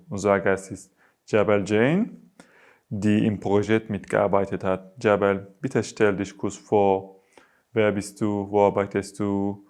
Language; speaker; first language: German; non-native, learner; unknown